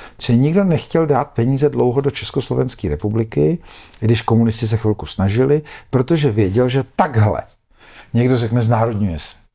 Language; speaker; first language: Czech; native; Czech